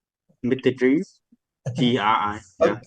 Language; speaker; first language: English; non-native, learner; Vietnamese